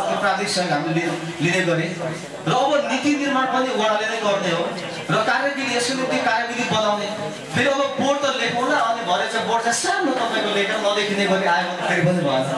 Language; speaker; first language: Nepali; non-native, local second language; Limbu